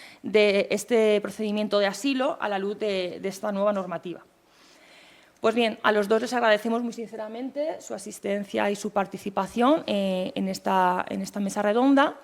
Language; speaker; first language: Spanish; native; Spanish